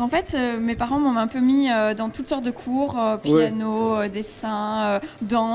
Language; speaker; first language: French; native; French